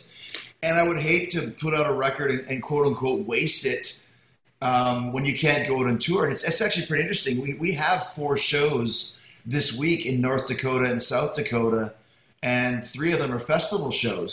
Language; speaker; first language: English; native; English